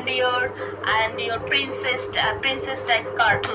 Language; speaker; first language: English; non-native, learner; Bangla